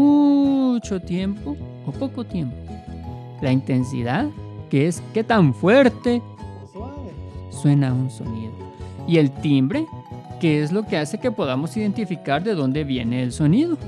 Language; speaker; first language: Spanish; native; Spanish